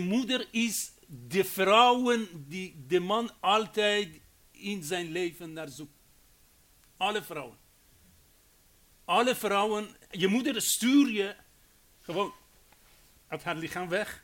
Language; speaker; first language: Dutch; non-native, fluent; Persian